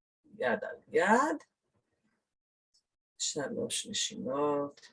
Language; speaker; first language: Hebrew; non-native, fluent; English